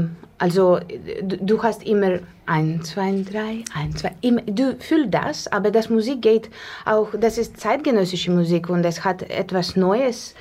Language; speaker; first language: German; non-native, learner; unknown